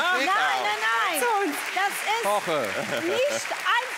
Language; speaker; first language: German; non-native, fluent; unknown